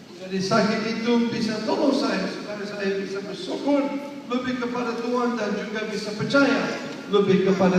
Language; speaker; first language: Indonesian; non-native, learner; English